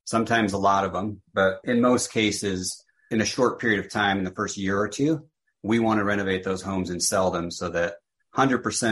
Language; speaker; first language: English; native; English